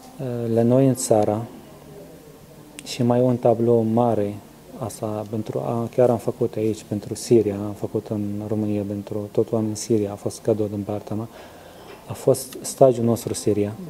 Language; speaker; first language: Romanian; non-native, learner; Arabic